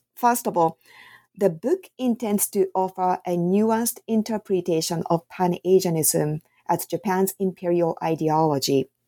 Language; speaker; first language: English; non-native, fluent; Japanese